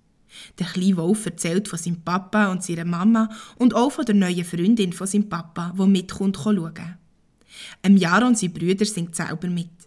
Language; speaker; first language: German; native; German